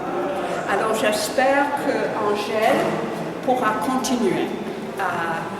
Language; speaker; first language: French; non-native, fluent; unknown